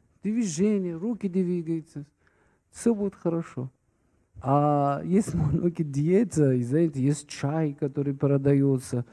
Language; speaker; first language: Russian; non-native, fluent; Persian